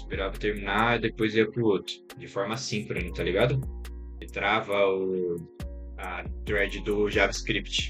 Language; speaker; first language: Portuguese; native; Portuguese